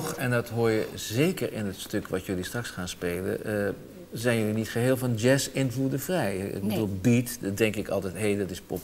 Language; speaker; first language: Dutch; native; Dutch